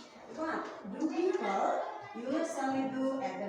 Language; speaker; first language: English; non-native, learner; Indonesian